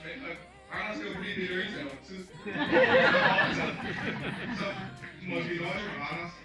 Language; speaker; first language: Danish; early bilingual, other home language; Vietnamese